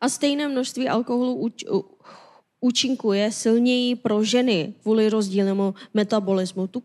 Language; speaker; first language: Czech; non-native, fluent; Korean